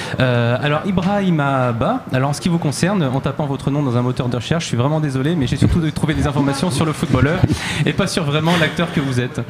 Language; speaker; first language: French; native; French